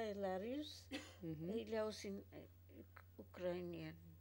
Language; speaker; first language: French; non-native, fluent; Polish